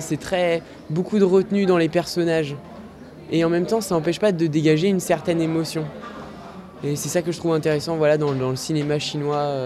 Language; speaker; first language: French; native; French